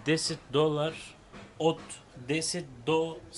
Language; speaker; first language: Russian; non-native, learner; Turkish